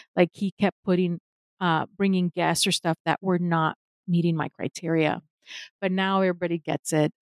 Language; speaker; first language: English; non-native, fluent; Spanish